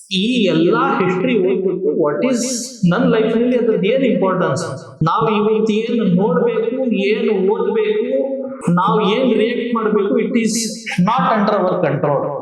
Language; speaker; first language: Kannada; non-native, local second language; Marathi